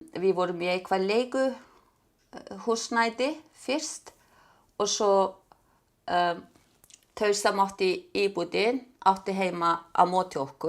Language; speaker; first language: Icelandic; non-native, fluent; Turkish